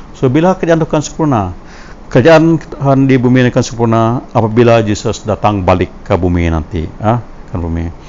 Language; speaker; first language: Malay; non-native, local second language; Iban